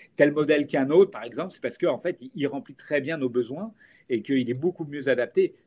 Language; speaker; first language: French; native; French